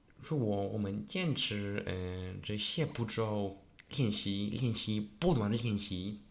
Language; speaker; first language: Chinese; non-native, learner; Polish